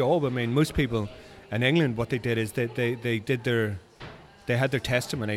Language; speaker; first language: English; native; English